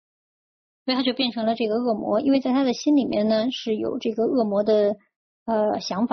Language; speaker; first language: Chinese; native; Chinese